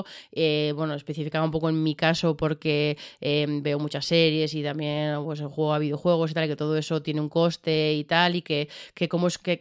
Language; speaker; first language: Spanish; native; Spanish